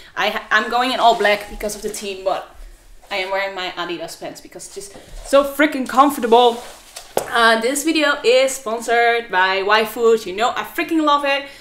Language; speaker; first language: English; non-native, fluent; Dutch